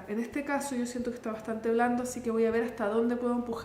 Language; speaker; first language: Spanish; native; Spanish